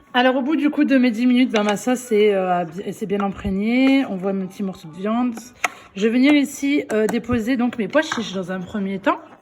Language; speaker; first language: French; early bilingual, other home language; Arabic